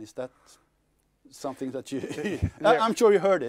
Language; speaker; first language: English; non-native, fluent; Swedish